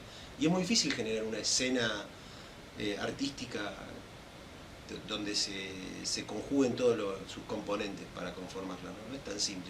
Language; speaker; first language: Spanish; native; Spanish